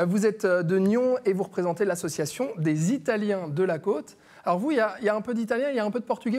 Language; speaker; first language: French; native; French